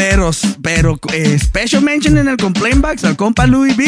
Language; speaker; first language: Spanish; early bilingual, other home language; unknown